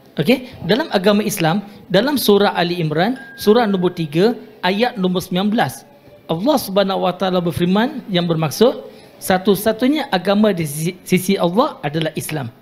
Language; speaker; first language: Malay; non-native, local second language; Tamil